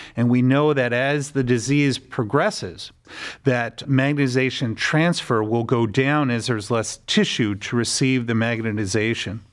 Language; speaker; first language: English; native; English